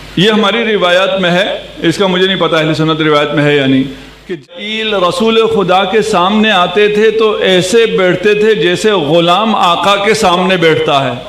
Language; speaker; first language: Urdu; non-native, local second language; Punjabi